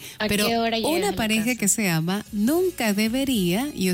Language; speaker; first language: Spanish; native; Spanish